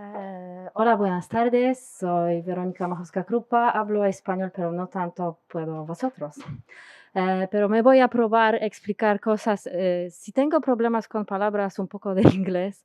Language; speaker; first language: Spanish; non-native, learner; Polish